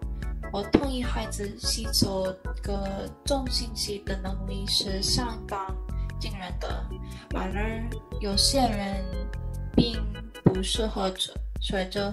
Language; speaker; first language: Chinese; non-native, learner; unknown